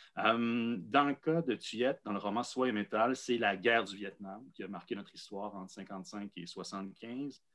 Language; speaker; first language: French; native; French